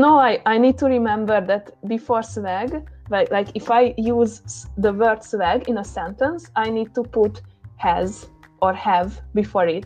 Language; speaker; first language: English; non-native, fluent; Hungarian